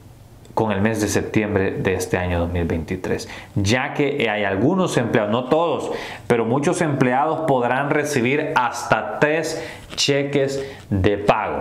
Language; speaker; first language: Spanish; native; Spanish